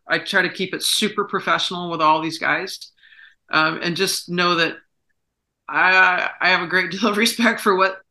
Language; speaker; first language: English; native; English